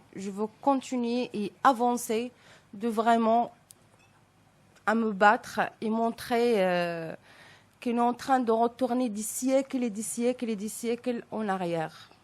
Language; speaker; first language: French; non-native, local second language; Arabic